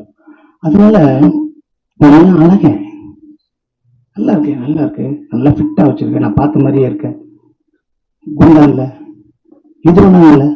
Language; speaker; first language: Tamil; native; Tamil